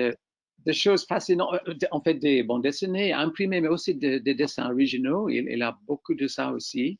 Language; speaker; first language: French; non-native, fluent; English